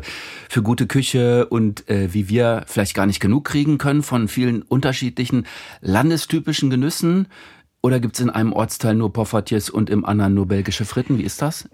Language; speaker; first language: German; native; German